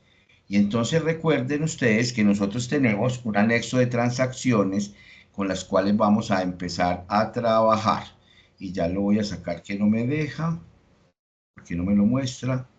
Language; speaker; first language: Spanish; native; Spanish